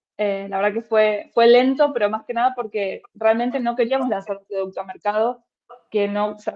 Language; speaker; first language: Spanish; native; Spanish